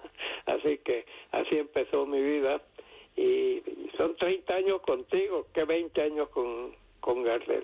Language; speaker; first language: Spanish; native; Spanish